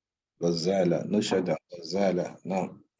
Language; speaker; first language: Arabic; non-native, fluent; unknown